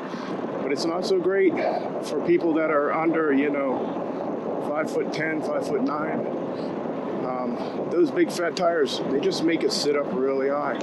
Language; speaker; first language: English; native; English